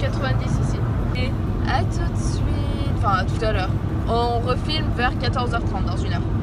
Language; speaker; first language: French; native; French